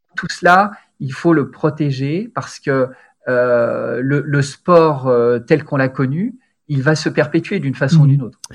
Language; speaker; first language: French; native; French